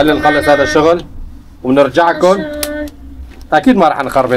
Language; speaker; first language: Arabic; non-native, local second language; Kurdish